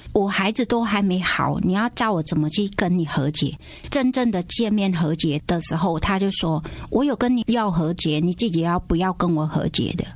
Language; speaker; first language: Chinese; non-native, fluent; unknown